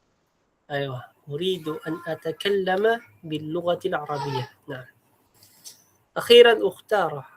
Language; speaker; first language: Arabic; non-native, fluent; Filipino